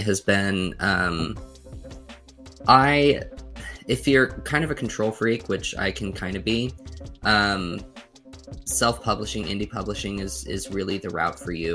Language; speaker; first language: English; native; English